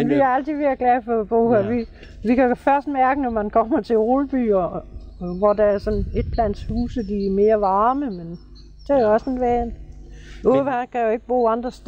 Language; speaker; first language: Danish; native; Danish